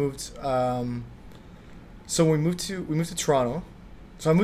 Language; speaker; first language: English; early bilingual, other home language; Vietnamese